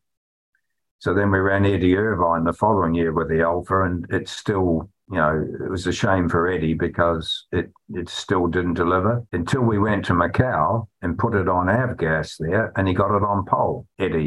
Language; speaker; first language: English; native; English